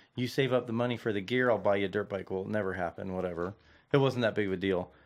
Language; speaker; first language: English; native; English